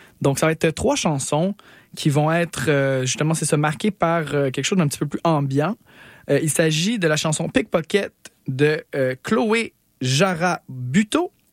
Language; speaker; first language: French; native; French